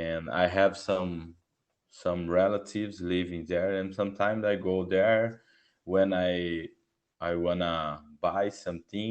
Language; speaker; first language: English; non-native, learner; Portuguese